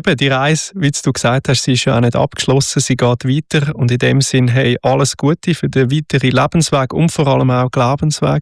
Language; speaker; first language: German; native; German